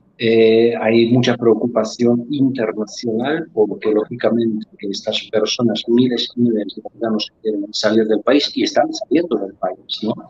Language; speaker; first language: Spanish; non-native, fluent; Polish